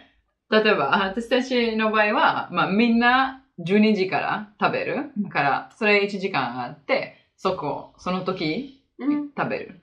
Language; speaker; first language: Japanese; non-native, fluent; Italian